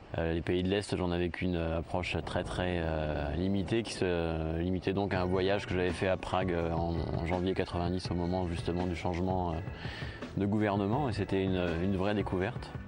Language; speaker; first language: French; native; French